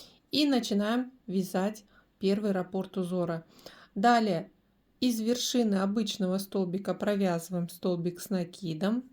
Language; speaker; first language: Russian; native; Russian